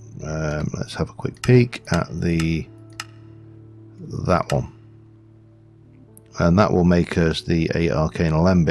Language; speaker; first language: English; native; English